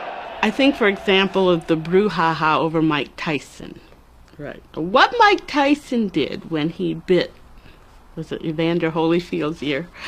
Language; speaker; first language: English; native; English